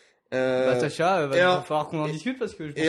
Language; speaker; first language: French; native; French